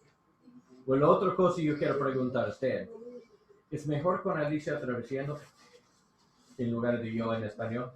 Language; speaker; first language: Spanish; non-native, learner; English